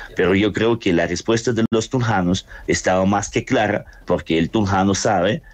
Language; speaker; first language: Spanish; non-native, fluent; Russian